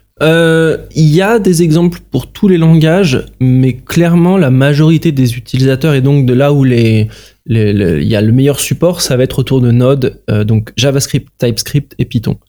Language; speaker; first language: French; native; French